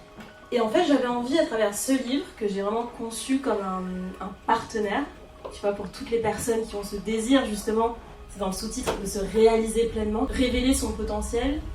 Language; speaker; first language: French; native; French